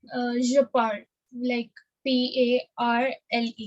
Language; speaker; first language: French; non-native, learner; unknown